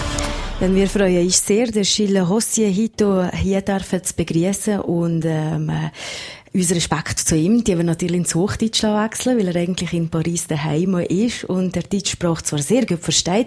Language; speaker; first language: German; native; German